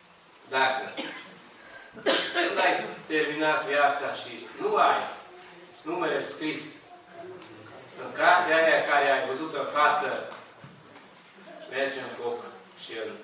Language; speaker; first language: Romanian; non-native, learner; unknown